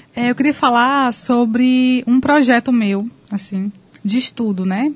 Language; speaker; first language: Portuguese; native; Portuguese